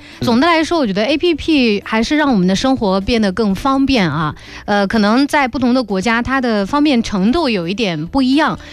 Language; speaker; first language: Chinese; native; Chinese